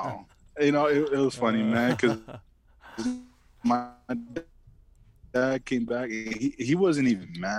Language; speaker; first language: English; early bilingual, other home language; Samoan